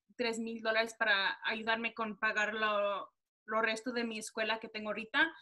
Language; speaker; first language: Spanish; early bilingual, heritage; Spanish